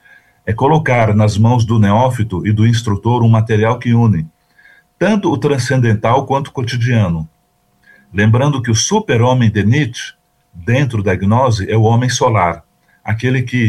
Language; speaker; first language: Portuguese; native; Portuguese